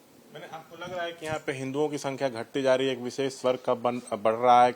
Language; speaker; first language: Hindi; native; Hindi